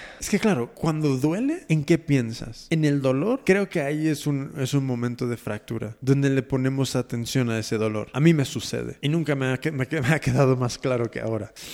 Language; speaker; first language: Spanish; native; Spanish